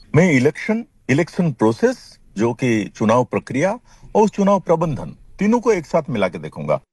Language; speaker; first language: Hindi; non-native, local second language; Odia